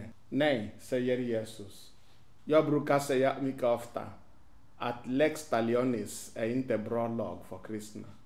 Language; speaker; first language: Swedish; non-native, fluent; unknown